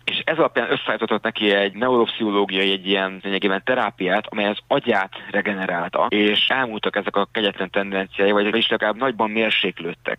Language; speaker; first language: Hungarian; native; Hungarian